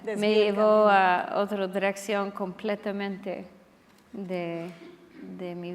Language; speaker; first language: Spanish; non-native, fluent; English